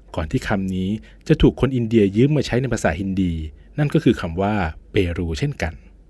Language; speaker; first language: Thai; native; Thai